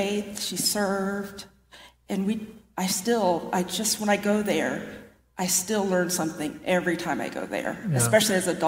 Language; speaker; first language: English; native; English